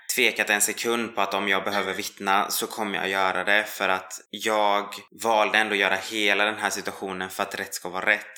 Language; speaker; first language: Swedish; native; Swedish